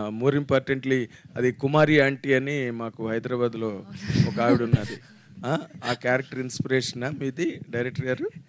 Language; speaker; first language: Telugu; native; Telugu